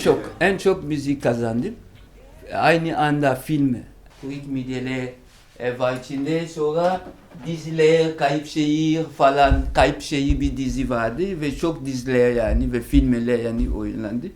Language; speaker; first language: Turkish; non-native, learner; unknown